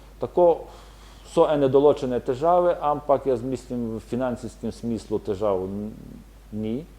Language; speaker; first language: Slovenian; non-native, fluent; Ukrainian